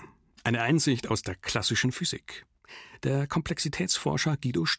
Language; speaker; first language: German; native; German